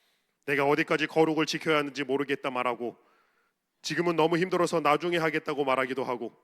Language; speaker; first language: Korean; native; Korean